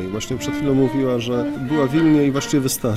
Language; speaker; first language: Polish; native; Polish